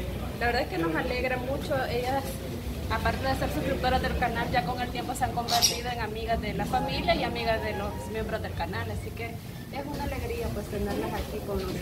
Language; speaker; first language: Spanish; native; Spanish